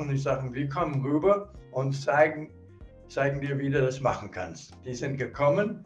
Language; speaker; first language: German; non-native, fluent; English